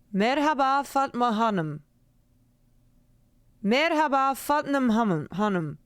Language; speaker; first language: Turkish; non-native, learner; English